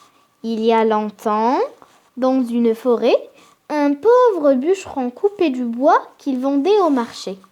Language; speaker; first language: French; non-native, local second language; Arabic